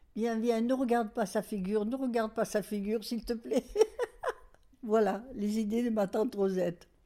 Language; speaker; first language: French; native; French